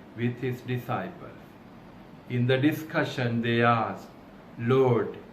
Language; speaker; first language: English; non-native, local second language; Sinhala